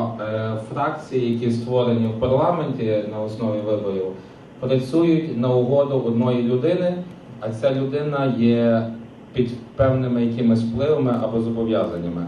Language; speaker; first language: Ukrainian; native; Ukrainian